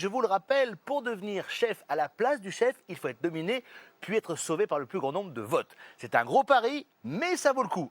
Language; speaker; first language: French; native; French